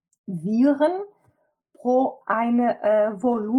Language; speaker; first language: German; non-native, fluent; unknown